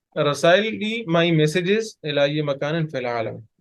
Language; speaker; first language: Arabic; non-native, fluent; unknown